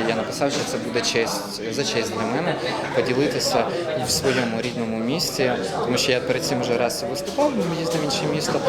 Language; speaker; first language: Ukrainian; native; Ukrainian